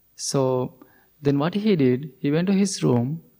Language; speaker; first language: English; non-native, local second language; Sinhala